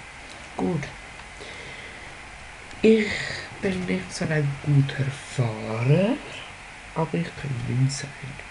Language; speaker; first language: German; non-native, learner; Spanish